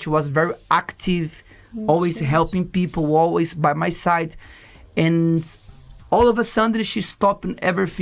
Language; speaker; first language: English; non-native, fluent; Portuguese